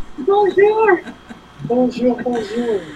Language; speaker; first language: French; non-native, fluent; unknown